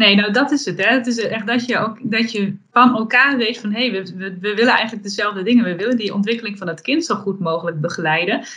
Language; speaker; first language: Dutch; native; Dutch